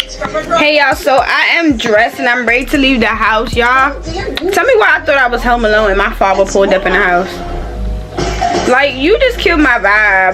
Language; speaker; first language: English; native; English